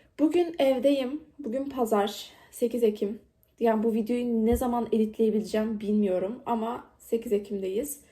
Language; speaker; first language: Turkish; native; Turkish